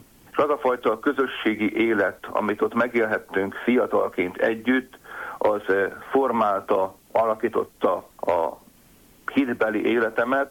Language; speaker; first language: Hungarian; native; Hungarian